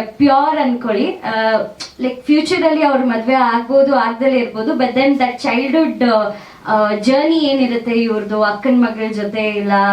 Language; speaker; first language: Kannada; native; Kannada